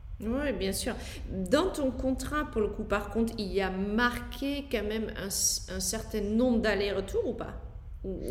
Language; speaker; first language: French; non-native, fluent; Dutch